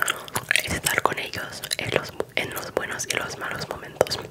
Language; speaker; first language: Spanish; non-native, fluent; English